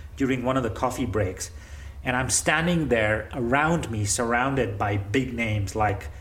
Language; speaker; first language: English; non-native, local second language; Gujarati